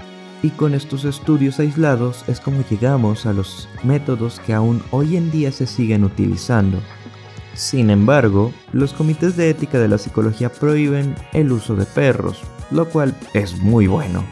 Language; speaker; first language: Spanish; native; Spanish